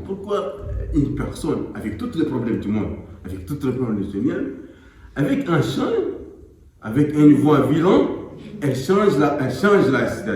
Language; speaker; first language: French; non-native, local second language; Arabic